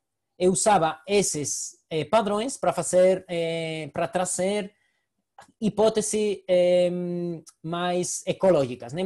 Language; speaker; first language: Portuguese; non-native, fluent; Spanish